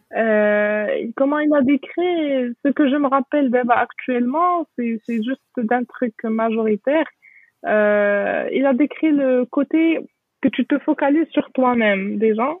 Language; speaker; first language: French; non-native, local second language; Arabic